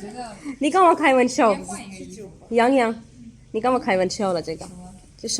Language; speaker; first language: Chinese; non-native, learner; Urdu